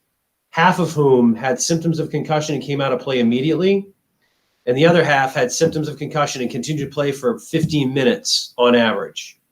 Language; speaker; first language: English; native; English